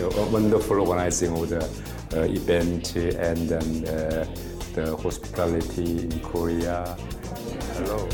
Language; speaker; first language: English; non-native, learner; Korean